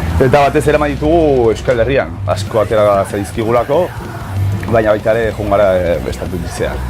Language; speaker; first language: Basque; non-native, local second language; Spanish